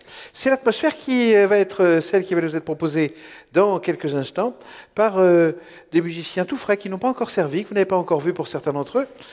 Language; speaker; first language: French; native; French